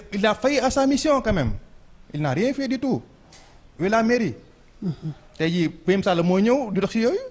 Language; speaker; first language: French; non-native, local second language; Wolof